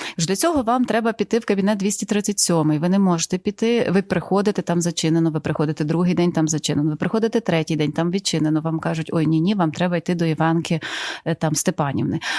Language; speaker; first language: Ukrainian; native; Ukrainian